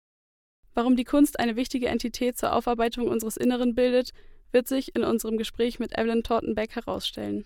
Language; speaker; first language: German; native; German